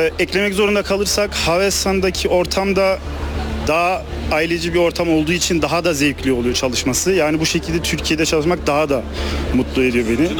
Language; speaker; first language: Turkish; early bilingual, heritage; Turkish